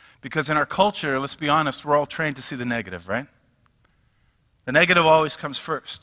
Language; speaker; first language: English; native; English